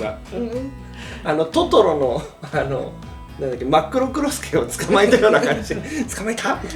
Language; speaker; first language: Japanese; native; Japanese